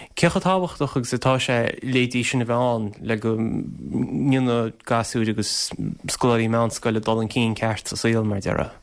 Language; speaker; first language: Irish; native; Irish